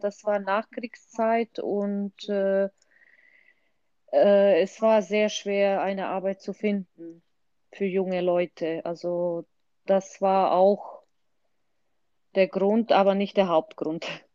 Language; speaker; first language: German; non-native, fluent; Croatian